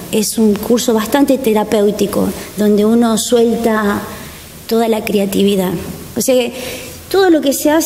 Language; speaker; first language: Spanish; native; Spanish